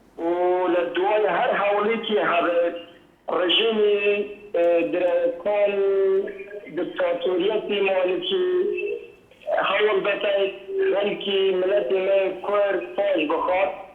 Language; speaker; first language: Central Kurdish; non-native, local second language; Kurdish